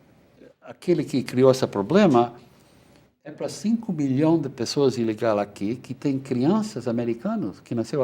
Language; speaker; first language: Portuguese; non-native, fluent; Spanish